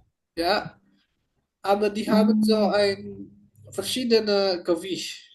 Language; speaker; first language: German; non-native, fluent; Indonesian